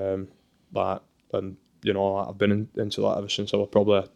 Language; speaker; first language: English; native; English